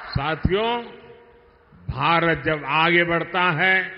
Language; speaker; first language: Hindi; non-native, local second language; Gujarati